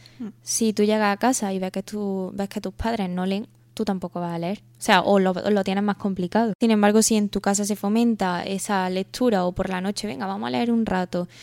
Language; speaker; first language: Spanish; native; Spanish